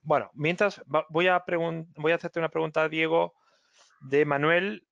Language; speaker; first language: Spanish; native; Spanish